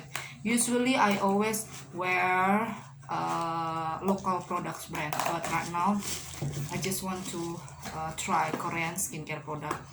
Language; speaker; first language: English; non-native, learner; Indonesian